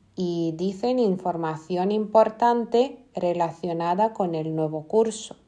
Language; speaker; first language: Spanish; non-native, fluent; Lithuanian